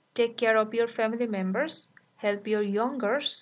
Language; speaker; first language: English; non-native, local second language; Bangla